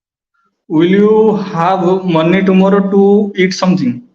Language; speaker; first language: English; non-native, local second language; Odia